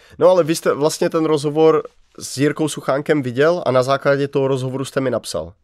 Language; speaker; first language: Czech; native; Czech